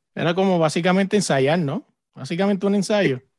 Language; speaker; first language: Spanish; native; Spanish